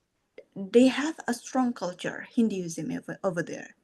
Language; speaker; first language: English; non-native, fluent; Indonesian